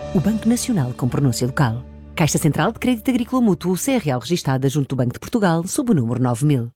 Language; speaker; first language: Portuguese; native; Portuguese